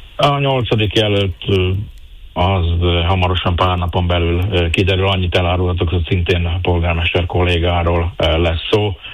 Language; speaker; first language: Hungarian; native; Hungarian